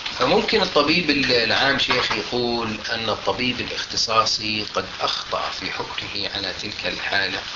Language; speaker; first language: Arabic; native; Arabic